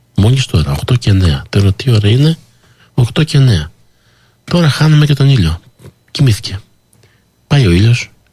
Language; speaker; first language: Greek; early bilingual, heritage; Greek